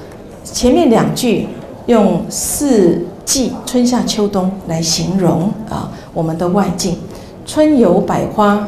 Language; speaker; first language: Chinese; native; Chinese